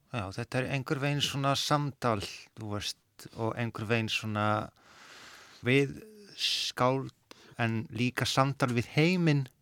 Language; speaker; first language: Icelandic; non-native, fluent; Polish